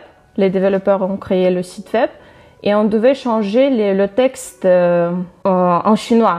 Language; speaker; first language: French; non-native, fluent; Russian